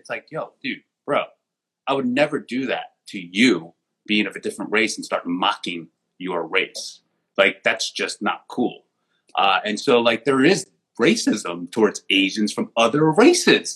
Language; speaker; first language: English; native; English